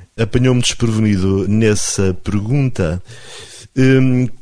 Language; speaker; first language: Portuguese; native; Portuguese